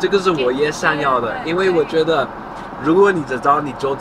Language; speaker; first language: Chinese; non-native, fluent; Dutch